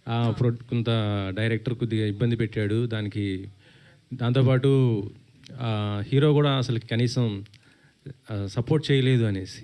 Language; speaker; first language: Telugu; native; Telugu